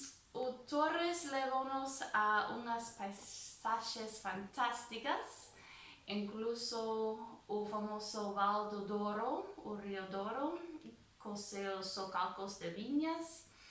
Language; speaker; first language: Portuguese; non-native, fluent; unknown